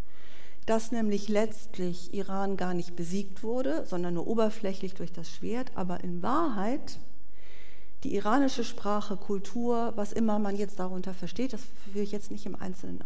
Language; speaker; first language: German; native; German